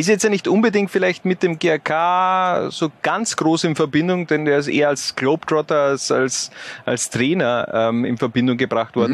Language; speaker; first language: German; native; German